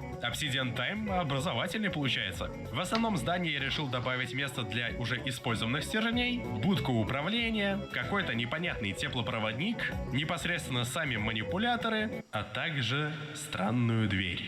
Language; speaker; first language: Russian; native; Russian